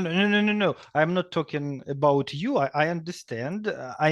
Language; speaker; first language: English; non-native, fluent; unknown